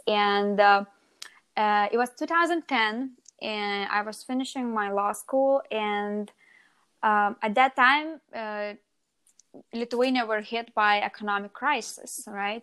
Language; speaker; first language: English; non-native, fluent; Lithuanian